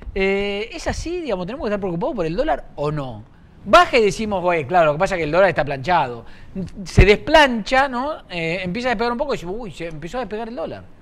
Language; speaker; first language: Spanish; native; Spanish